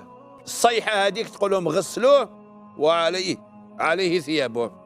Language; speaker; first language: Arabic; native; Arabic